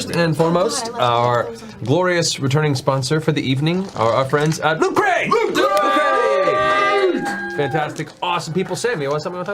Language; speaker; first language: English; native; English